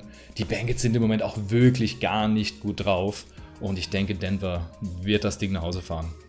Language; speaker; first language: German; native; German